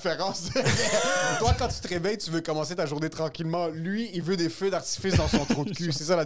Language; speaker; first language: French; native; French